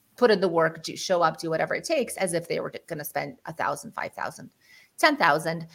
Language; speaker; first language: English; early bilingual, other home language; Ukrainian